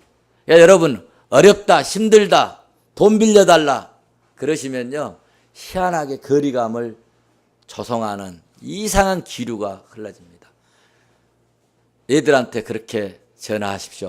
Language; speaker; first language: Korean; native; Korean